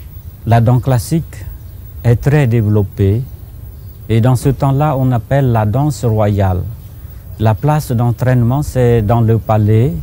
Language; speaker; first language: French; non-native, fluent; Khmer